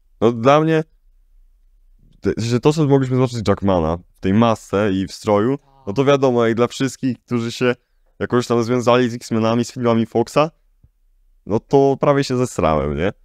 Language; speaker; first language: Polish; native; Polish